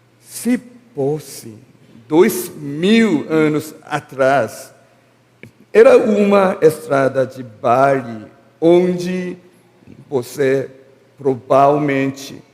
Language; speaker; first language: Portuguese; non-native, learner; Korean